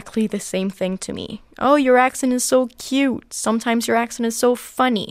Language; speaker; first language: English; non-native, fluent; Spanish